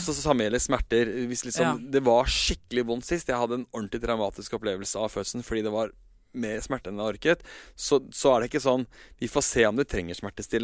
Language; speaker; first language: Norwegian; native; Norwegian